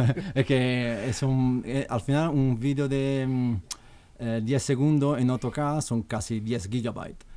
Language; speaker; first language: Spanish; non-native, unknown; Italian